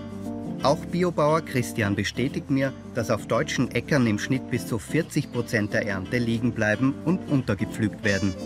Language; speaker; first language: German; native; German